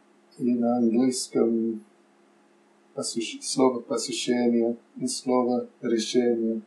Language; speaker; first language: Russian; non-native, fluent; English